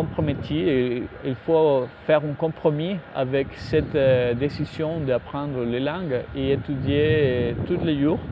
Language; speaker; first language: French; non-native, fluent; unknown